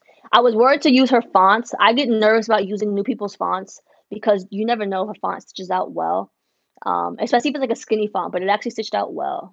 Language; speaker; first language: English; early bilingual, other home language; Spanish